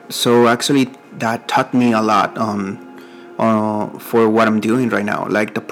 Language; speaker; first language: English; non-native, fluent; Spanish